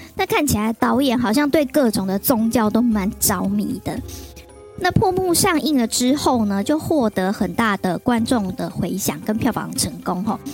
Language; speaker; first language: Chinese; native; Chinese